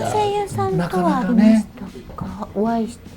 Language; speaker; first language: Japanese; native; Japanese